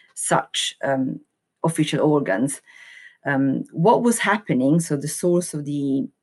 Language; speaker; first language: English; non-native, fluent; Italian